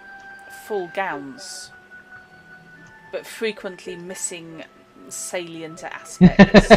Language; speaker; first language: English; native; English